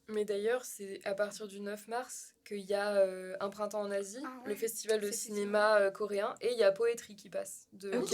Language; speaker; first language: French; native; French